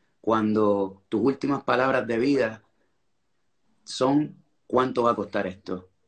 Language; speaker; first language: Spanish; native; Spanish